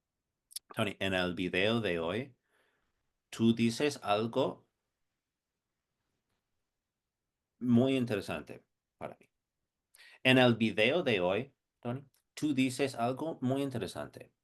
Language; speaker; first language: Spanish; non-native, fluent; English